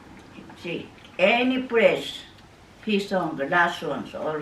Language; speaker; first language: English; non-native, learner; Japanese